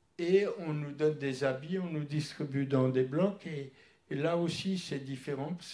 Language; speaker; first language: French; early bilingual, other home language; Yiddish